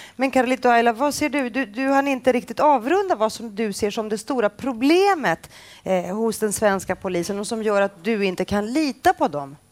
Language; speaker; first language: Swedish; native; Swedish